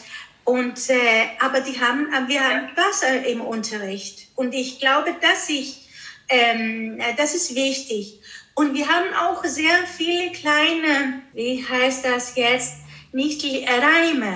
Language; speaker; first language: German; early bilingual, other home language; Greek